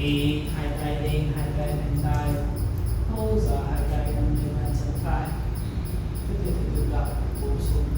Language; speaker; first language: Vietnamese; non-native, learner; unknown